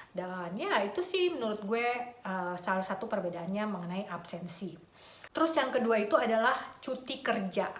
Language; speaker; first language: Indonesian; native; Indonesian